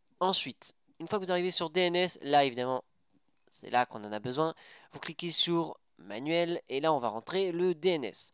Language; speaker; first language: French; native; French